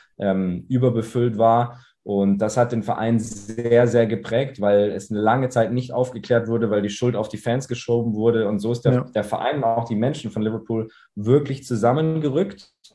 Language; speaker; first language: German; early bilingual, other home language; English